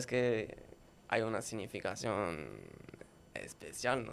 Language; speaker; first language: Spanish; non-native, learner; French